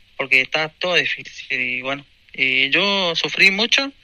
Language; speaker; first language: Spanish; native; Spanish